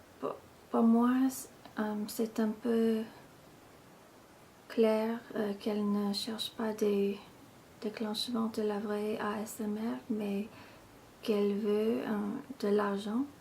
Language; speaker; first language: French; non-native, fluent; English